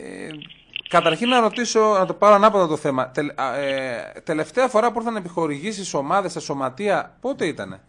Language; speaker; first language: Greek; native; Greek